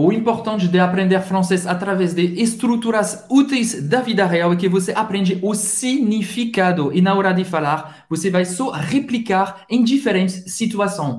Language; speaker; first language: Portuguese; non-native, fluent; French